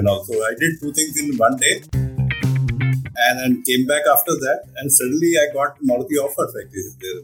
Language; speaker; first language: English; non-native, local second language; Punjabi